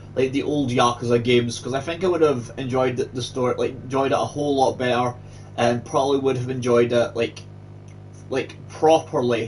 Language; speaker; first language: English; native; English